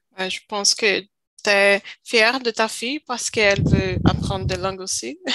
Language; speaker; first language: French; non-native, learner; Portuguese